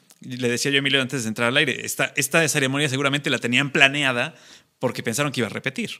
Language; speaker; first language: Spanish; native; Spanish